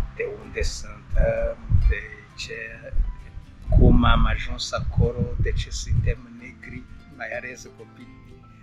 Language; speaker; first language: Romanian; non-native, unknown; Rundi